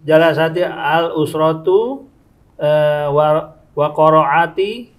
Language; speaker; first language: Arabic; non-native, learner; Indonesian